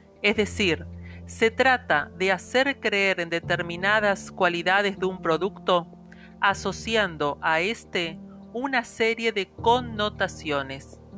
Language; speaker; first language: Spanish; native; Spanish